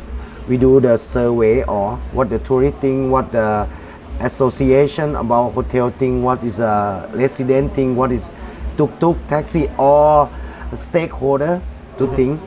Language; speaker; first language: English; non-native, fluent; Thai